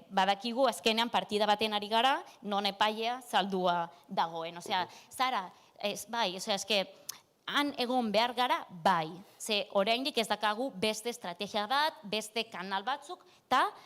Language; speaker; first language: Basque; non-native, local second language; Catalan